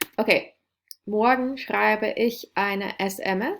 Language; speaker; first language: German; non-native, fluent; English